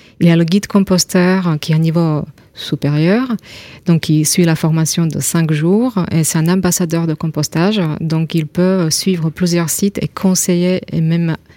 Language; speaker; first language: French; non-native, fluent; Slovak